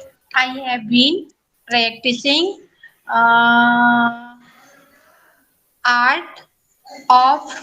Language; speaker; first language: English; non-native, learner; Hindi